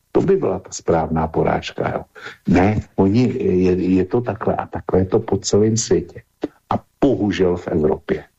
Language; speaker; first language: Czech; native; Czech